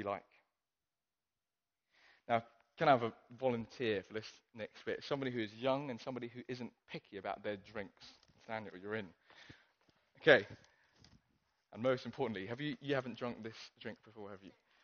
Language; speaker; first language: English; non-native, local second language; Cantonese